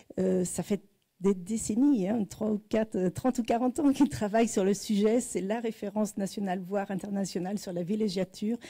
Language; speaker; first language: French; native; French